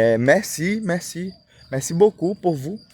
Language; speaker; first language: French; non-native, learner; Portuguese